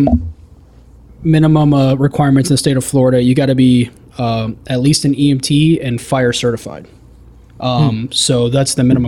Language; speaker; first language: English; native; English